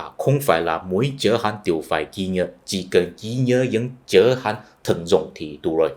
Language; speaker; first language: Vietnamese; non-native, fluent; Chinese